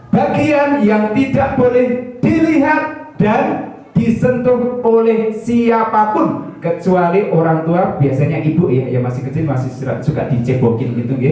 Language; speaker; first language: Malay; non-native, local second language; Javanese